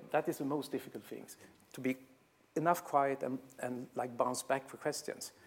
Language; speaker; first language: English; non-native, fluent; Swedish